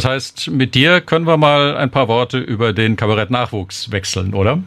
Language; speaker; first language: German; native; German